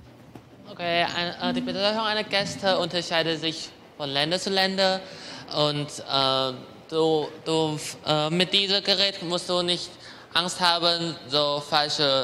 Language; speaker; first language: German; non-native, learner; Chinese